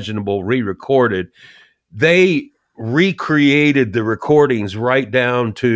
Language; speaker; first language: English; native; English